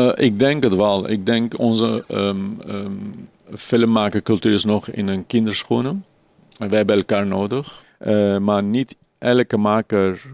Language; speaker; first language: Dutch; non-native, fluent; Arabic